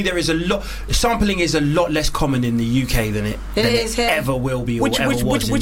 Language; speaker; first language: English; native; English